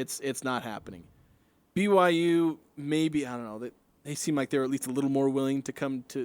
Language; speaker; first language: English; native; English